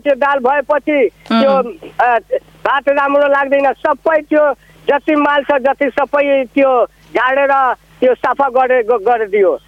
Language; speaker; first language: Nepali; non-native, local second language; Bhojpuri